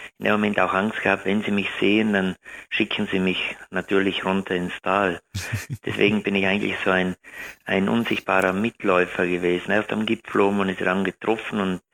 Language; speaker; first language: German; native; German